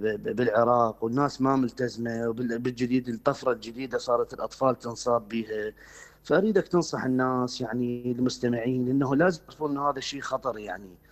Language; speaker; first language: Arabic; native; Arabic